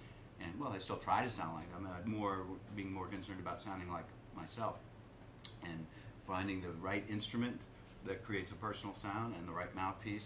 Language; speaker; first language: English; native; English